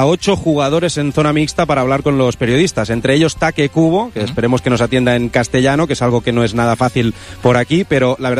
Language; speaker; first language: Spanish; native; Spanish